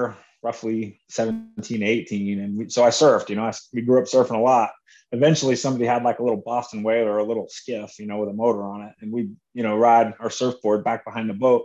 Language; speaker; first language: English; native; English